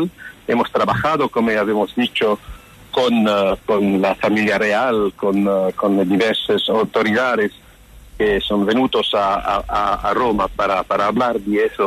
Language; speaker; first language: Spanish; non-native, fluent; French